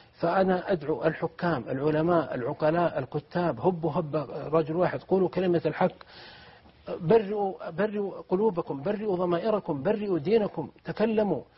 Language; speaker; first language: Arabic; native; Arabic